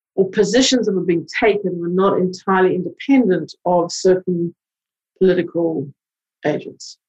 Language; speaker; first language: English; native; English